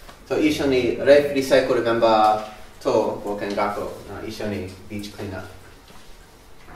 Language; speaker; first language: Japanese; non-native, learner; English